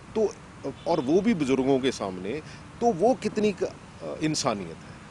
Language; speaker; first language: Hindi; non-native, local second language; Punjabi